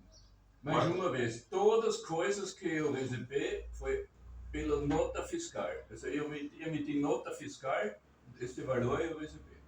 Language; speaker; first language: Portuguese; non-native, learner; German